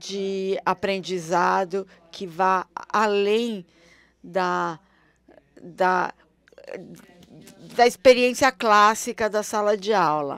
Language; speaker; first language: Portuguese; non-native, fluent; German